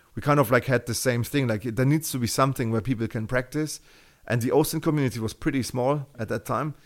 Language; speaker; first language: English; non-native, fluent; German